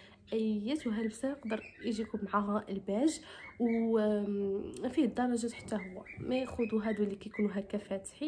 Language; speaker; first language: Arabic; native; Arabic